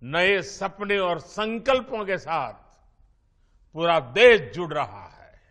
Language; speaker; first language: Hindi; non-native, local second language; Gujarati